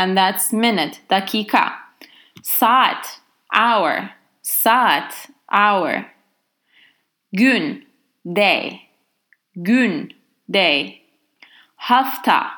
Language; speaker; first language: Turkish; non-native, learner; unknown